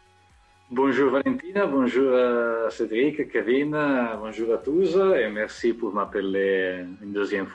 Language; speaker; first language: French; non-native, fluent; Italian